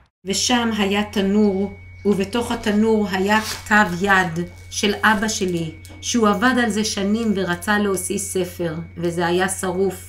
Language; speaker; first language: Hebrew; non-native, fluent; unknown